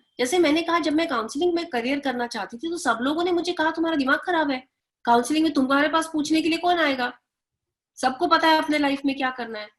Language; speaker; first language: Hindi; native; Hindi